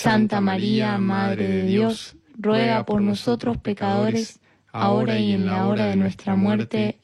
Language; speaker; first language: Spanish; native; Spanish